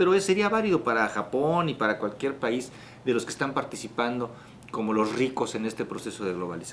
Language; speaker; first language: Spanish; native; Spanish